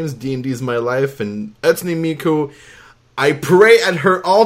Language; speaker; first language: English; non-native, fluent; French